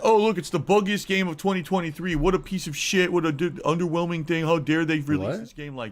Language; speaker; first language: English; native; English